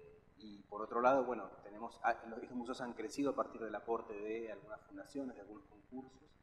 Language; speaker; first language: Spanish; native; Spanish